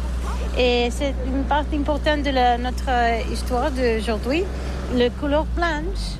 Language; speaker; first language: French; non-native, learner; Catalan